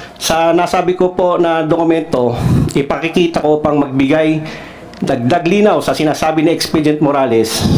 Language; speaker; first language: Filipino; non-native, local second language; Cebuano